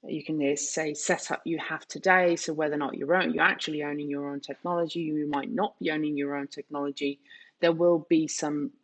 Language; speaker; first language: English; non-native, fluent; Danish